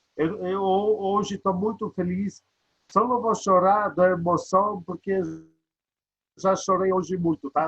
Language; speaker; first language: Portuguese; non-native, learner; Polish